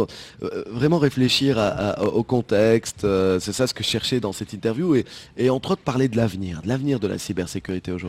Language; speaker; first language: French; non-native, local second language; Arabic